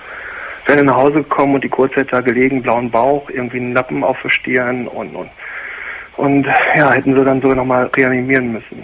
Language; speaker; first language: German; native; German